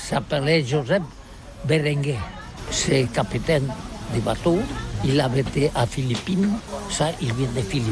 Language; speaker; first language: French; non-native, learner; Catalan